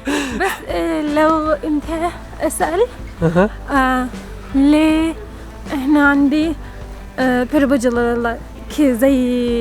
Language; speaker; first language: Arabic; non-native, learner; Turkish